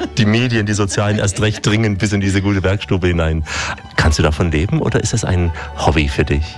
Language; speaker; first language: German; native; German